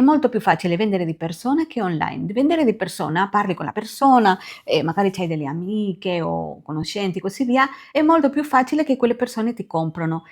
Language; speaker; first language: Italian; non-native, fluent; Spanish